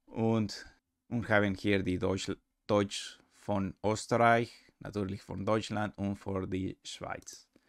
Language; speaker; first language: German; non-native, learner; Spanish